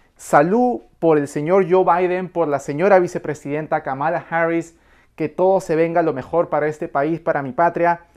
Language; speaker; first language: Spanish; native; Spanish